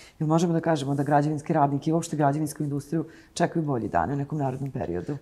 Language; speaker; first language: Bosnian; native; Bosnian